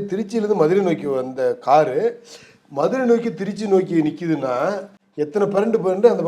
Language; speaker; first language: Tamil; native; Tamil